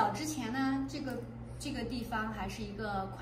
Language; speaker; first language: Chinese; native; Chinese